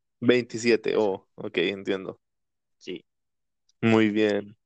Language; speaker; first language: Spanish; native; Spanish